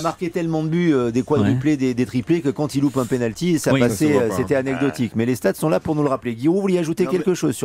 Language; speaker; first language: French; native; French